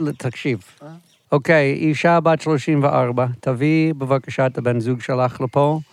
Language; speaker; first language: Hebrew; non-native, fluent; English